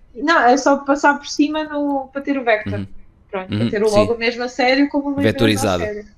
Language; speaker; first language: Portuguese; early bilingual, other home language; Ukrainian